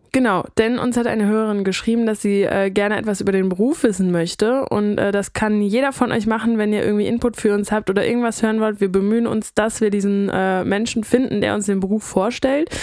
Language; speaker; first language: German; native; German